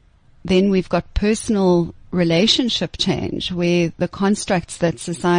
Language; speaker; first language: English; native; English